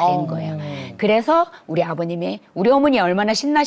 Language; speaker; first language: Korean; native; Korean